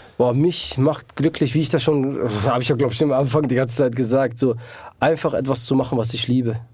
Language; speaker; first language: German; native; German